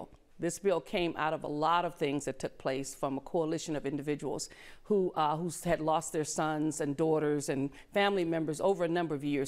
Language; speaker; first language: English; native; English